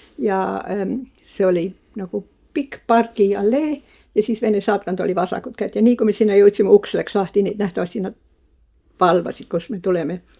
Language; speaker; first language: Estonian; early bilingual, heritage; Estonian